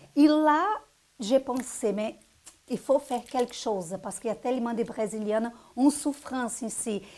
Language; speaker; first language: French; non-native, fluent; Portuguese